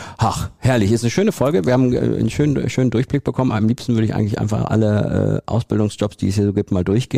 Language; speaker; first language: German; native; German